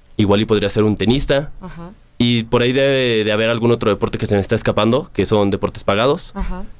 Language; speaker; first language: Spanish; native; Spanish